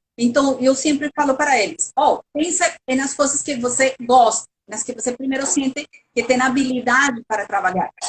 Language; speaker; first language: Portuguese; non-native, fluent; Spanish